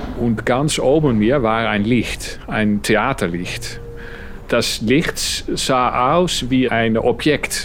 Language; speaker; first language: German; non-native, fluent; Dutch